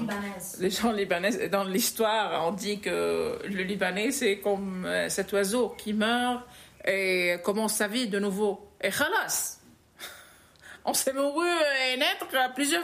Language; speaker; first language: French; non-native, local second language; Arabic